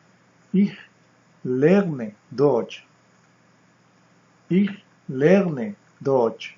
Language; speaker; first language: German; non-native, fluent; Urdu